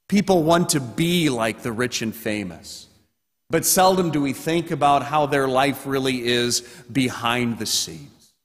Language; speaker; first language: English; native; English